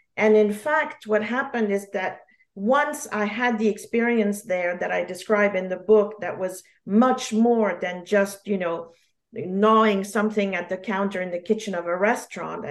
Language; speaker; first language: English; non-native, fluent; French